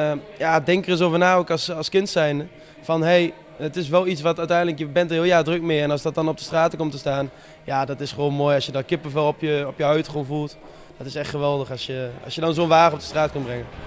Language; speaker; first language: Dutch; native; Dutch